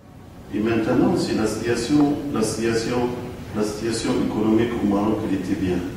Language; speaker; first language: French; non-native, local second language; Arabic